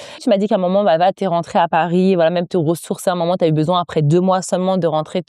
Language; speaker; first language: French; native; French